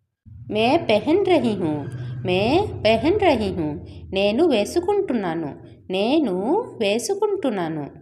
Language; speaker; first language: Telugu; non-native, fluent; Odia